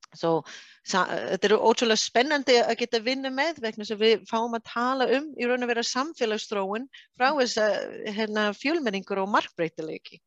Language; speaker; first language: Icelandic; non-native, fluent; English